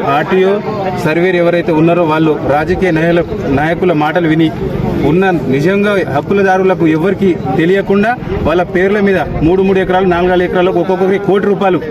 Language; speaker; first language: Telugu; non-native, local second language; Lambadi